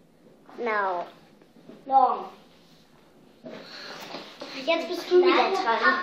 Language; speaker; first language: German; early bilingual, heritage; German